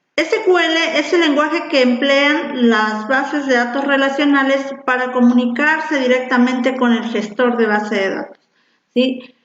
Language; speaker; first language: Spanish; native; Spanish